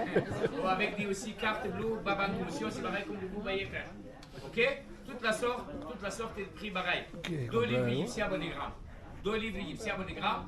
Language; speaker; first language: French; non-native, learner; Arabic